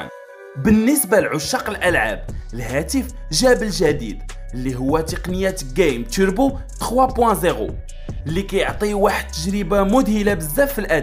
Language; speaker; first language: Arabic; native; Arabic